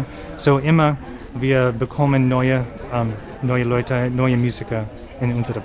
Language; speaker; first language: German; non-native, learner; English